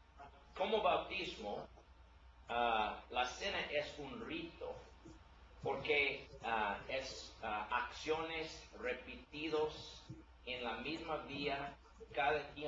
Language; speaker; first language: Spanish; non-native, learner; English